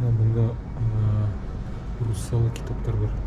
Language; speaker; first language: Turkish; non-native, learner; Bashkir